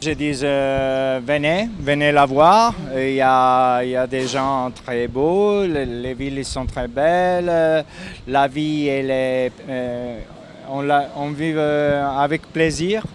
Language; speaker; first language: French; non-native, fluent; Italian